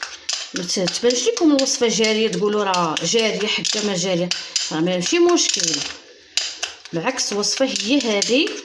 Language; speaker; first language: Arabic; native; Arabic